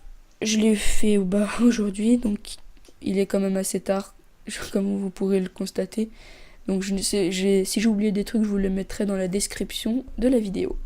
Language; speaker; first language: French; native; French